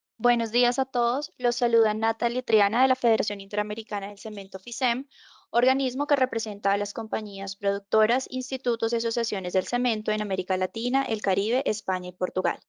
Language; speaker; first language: Spanish; native; Spanish